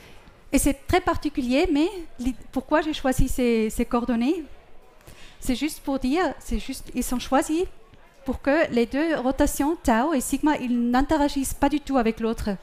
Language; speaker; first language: French; non-native, fluent; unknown